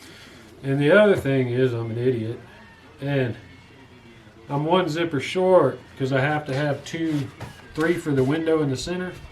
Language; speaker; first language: English; native; English